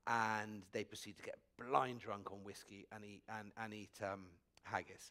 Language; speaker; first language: English; native; English